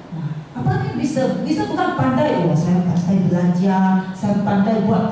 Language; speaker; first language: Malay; non-native, local second language; Chinese